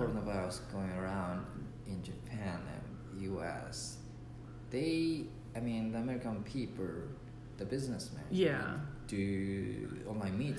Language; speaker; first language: English; non-native, learner; Japanese